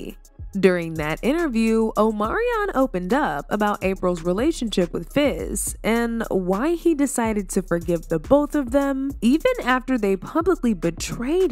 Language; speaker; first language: English; native; English